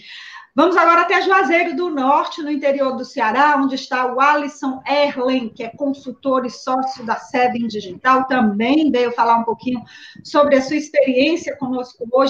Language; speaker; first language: Portuguese; native; Portuguese